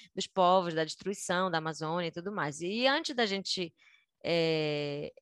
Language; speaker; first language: Portuguese; native; Portuguese